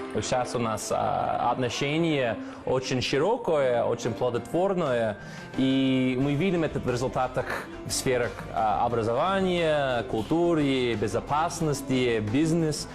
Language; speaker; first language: Russian; non-native, fluent; English